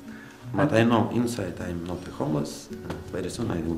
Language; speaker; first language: English; non-native, learner; Russian